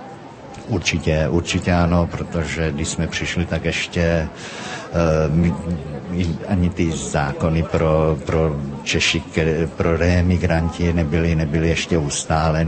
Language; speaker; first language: Czech; early bilingual, heritage; Czech